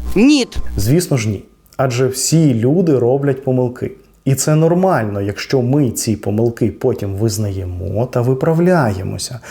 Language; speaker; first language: Ukrainian; non-native, local second language; Russian